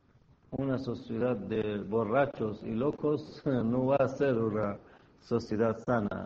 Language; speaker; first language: Spanish; non-native, fluent; Persian